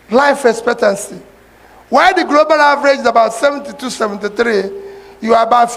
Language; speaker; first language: English; non-native, local second language; Igbo